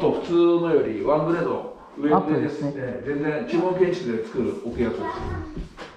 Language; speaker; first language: Japanese; native; Japanese